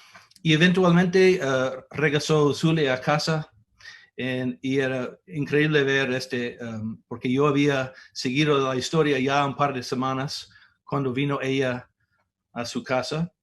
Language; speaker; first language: Spanish; non-native, fluent; English